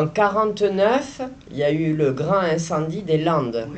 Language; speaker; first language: French; native; French